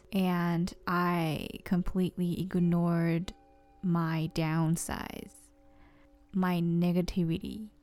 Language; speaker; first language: English; non-native, fluent; Japanese